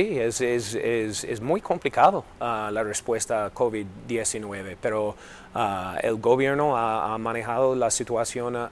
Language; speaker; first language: Spanish; non-native, fluent; English